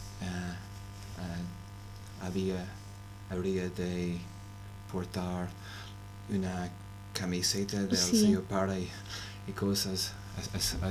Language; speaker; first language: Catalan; non-native, learner; English